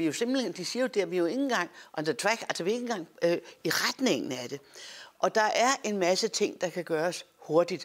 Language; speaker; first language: Danish; native; Danish